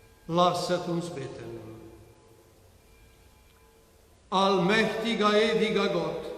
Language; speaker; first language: German; non-native, learner; Portuguese